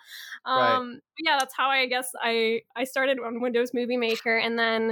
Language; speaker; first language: English; early bilingual, other home language; Spanish